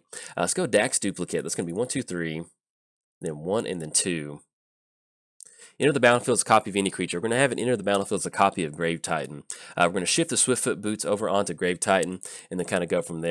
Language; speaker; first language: English; native; English